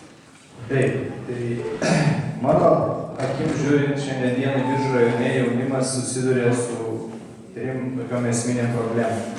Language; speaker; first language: Lithuanian; native; Lithuanian